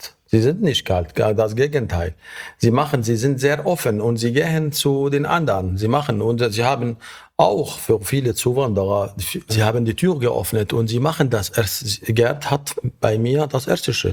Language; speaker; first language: German; non-native, fluent; Arabic